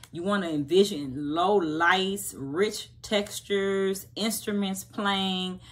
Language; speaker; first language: English; native; English